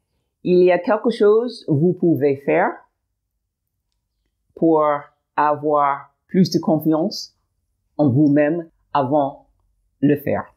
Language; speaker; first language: French; non-native, learner; English